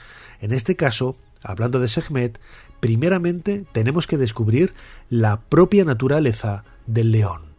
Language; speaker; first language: Spanish; native; Spanish